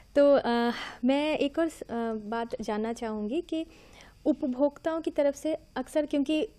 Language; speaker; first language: Hindi; non-native, local second language; Bangla